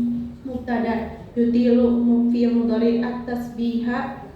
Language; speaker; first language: Arabic; non-native, learner; Indonesian